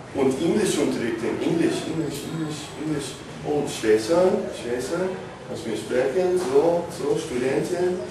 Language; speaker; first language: German; non-native, learner; English